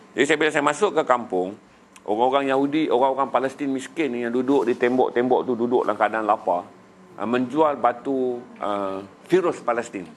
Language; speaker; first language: Malay; native; Malay